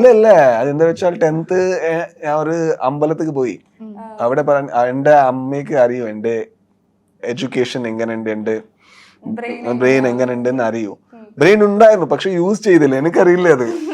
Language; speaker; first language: Malayalam; non-native, learner; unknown